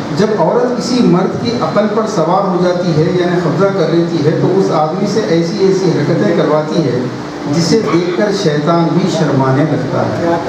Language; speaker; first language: Urdu; native; Urdu